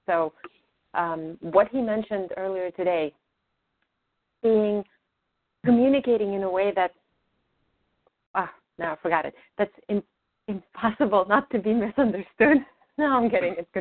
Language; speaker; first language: English; non-native, fluent; Ukrainian